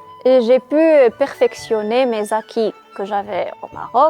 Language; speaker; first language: French; non-native, local second language; Arabic